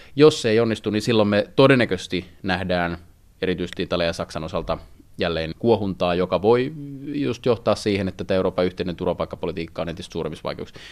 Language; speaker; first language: Finnish; native; Finnish